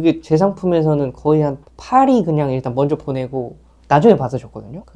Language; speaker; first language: Korean; native; Korean